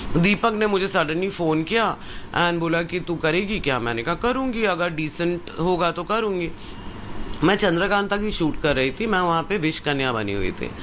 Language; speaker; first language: Hindi; non-native, local second language; Sindhi